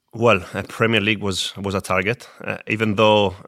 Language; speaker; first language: English; non-native, fluent; Spanish